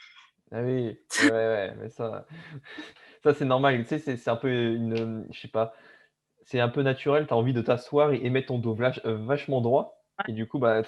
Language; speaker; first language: French; native; French